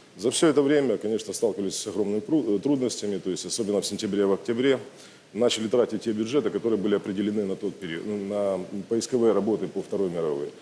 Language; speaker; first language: Russian; native; Russian